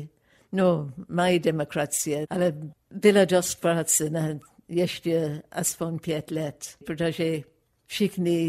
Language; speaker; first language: Czech; non-native, fluent; English